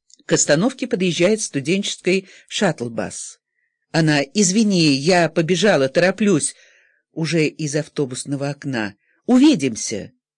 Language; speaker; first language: Russian; native; Russian